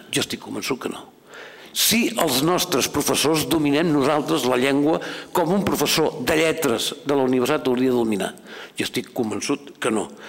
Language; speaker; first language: Catalan; native; Catalan